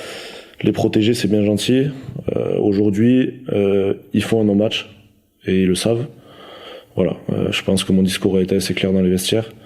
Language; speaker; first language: French; native; French